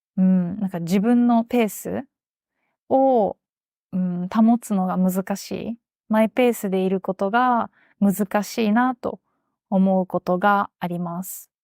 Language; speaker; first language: Japanese; native; Japanese